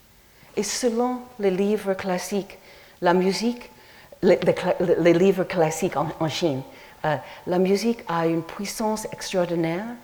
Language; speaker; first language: French; non-native, fluent; English